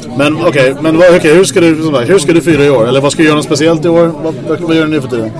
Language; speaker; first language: Swedish; native; Swedish